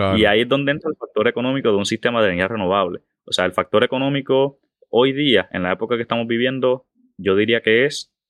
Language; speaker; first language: Spanish; native; Spanish